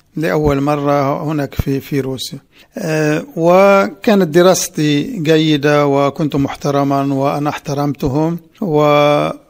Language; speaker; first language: Arabic; native; Arabic